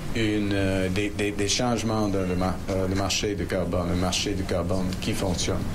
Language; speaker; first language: French; non-native, fluent; English